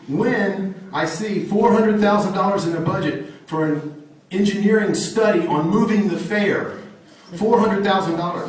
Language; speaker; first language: English; native; English